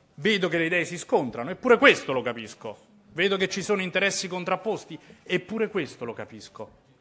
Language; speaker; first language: Italian; native; Italian